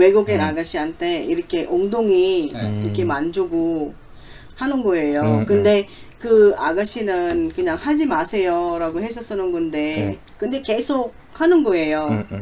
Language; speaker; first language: Korean; non-native, learner; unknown